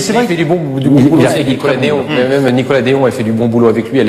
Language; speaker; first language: French; native; French